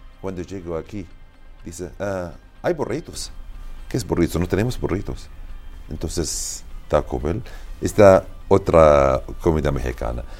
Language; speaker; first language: Spanish; non-native, learner; Arabic